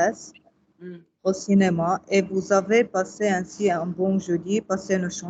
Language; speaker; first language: French; non-native, learner; Arabic